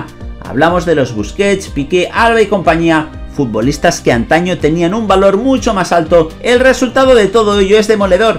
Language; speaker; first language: Spanish; native; Spanish